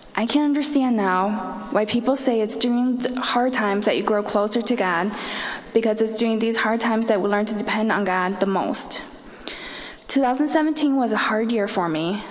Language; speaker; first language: English; early bilingual, other home language; Chinese